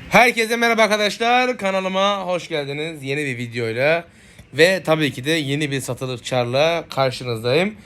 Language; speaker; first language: Turkish; native; Turkish